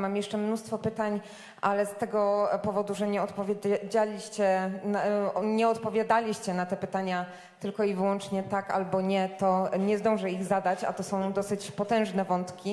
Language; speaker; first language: Polish; native; Polish